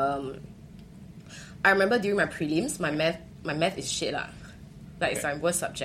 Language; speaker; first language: English; early bilingual, other home language; Chinese